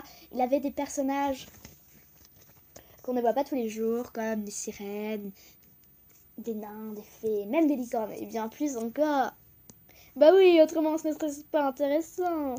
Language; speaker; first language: French; native; French